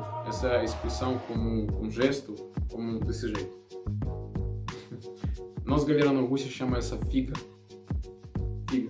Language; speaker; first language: Portuguese; non-native, learner; Russian